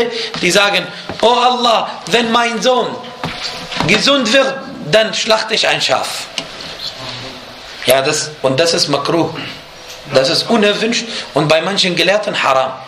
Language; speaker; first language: German; non-native, fluent; Arabic